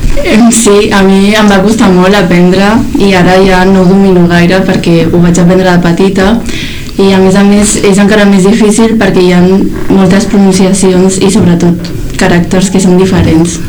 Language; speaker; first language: Catalan; early bilingual, other home language; Chinese